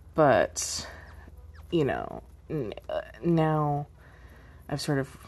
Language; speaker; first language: English; native; English